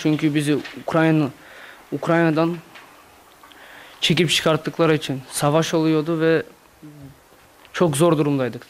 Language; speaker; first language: Turkish; early bilingual, heritage; Turkish